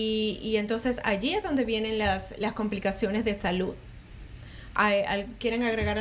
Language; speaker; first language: Spanish; native; Spanish